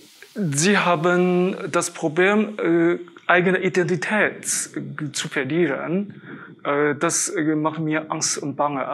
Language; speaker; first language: German; non-native, fluent; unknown